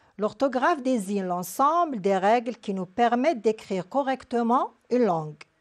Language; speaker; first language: French; non-native, local second language; Arabic